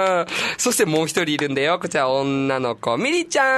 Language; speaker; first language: Japanese; native; Japanese